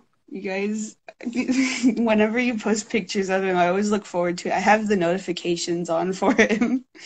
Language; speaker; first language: English; native; English